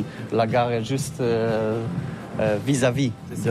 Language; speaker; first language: French; non-native, learner; Polish